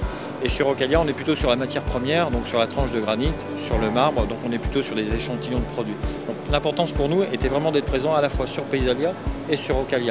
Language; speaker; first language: French; native; French